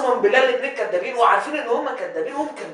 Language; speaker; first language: Arabic; native; Arabic